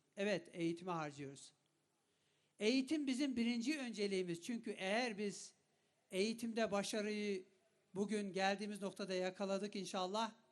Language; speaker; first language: Turkish; non-native, local second language; Kurdish